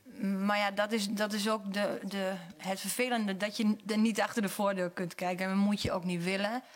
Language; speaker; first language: Dutch; native; Dutch